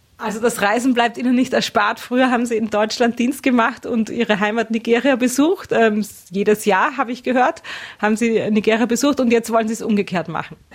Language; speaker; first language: German; native; German